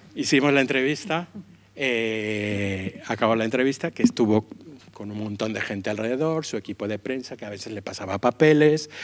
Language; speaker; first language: Spanish; native; Spanish